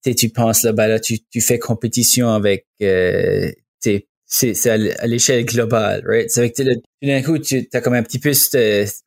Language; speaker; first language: French; native; French